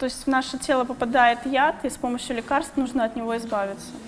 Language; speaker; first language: Russian; native; Russian